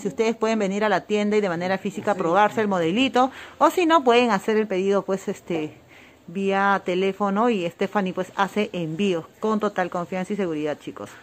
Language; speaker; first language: Spanish; native; Spanish